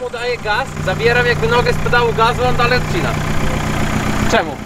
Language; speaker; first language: Polish; native; Polish